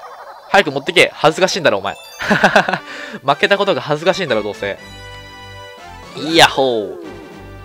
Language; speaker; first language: Japanese; native; Japanese